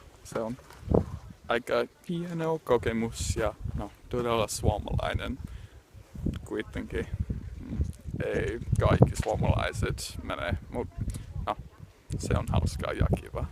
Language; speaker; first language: Finnish; non-native, learner; English